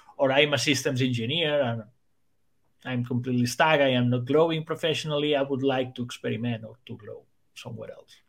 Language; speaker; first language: English; non-native, fluent; Spanish